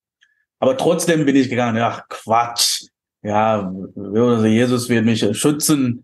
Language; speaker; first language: German; non-native, fluent; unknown